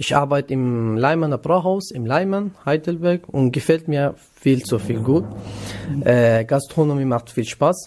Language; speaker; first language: German; non-native, learner; Kurdish